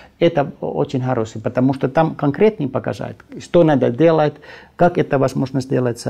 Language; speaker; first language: Russian; non-native, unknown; Finnish